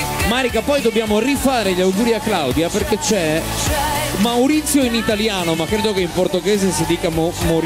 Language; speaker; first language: Italian; native; Italian